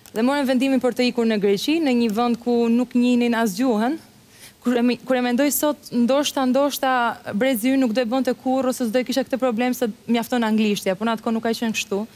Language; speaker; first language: Albanian; early bilingual, heritage; Albanian